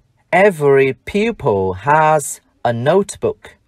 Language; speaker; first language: English; non-native, fluent; Vietnamese